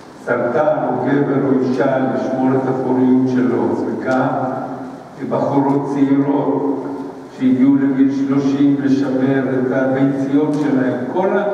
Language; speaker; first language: Hebrew; early bilingual, other home language; Spanish